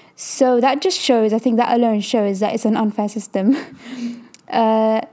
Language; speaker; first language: English; native; English